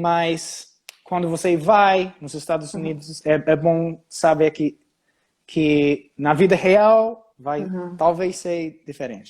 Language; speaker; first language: Portuguese; non-native, fluent; English